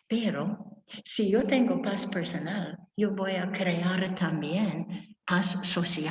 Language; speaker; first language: Spanish; non-native, fluent; English